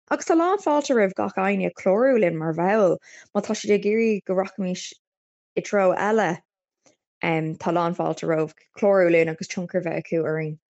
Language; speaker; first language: Irish; non-native, local second language; English